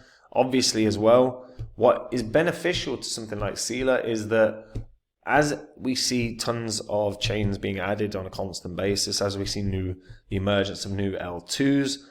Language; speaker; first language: English; native; English